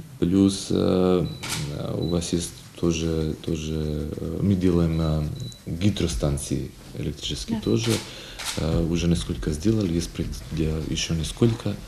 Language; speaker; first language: Russian; non-native, fluent; Macedonian